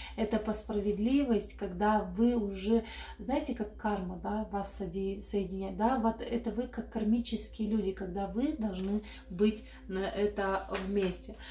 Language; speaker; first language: Russian; non-native, local second language; Romanian